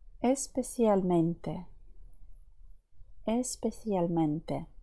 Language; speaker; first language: Spanish; non-native, fluent; Ukrainian